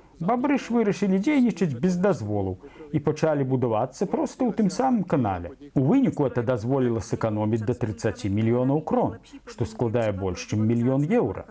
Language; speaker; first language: Belarusian; native; Belarusian